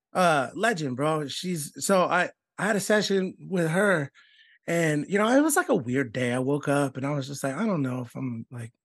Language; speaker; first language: English; native; English